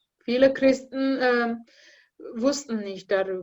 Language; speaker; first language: German; non-native, learner; Indonesian